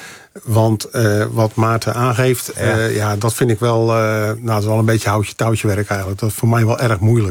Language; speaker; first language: Dutch; native; Dutch